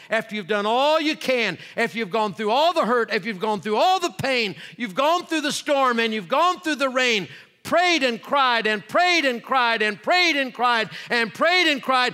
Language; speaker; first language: English; native; English